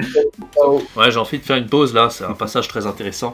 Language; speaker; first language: French; native; French